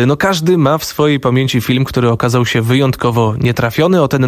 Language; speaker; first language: Polish; native; Polish